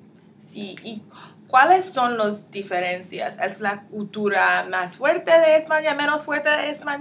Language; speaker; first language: Spanish; non-native, learner; English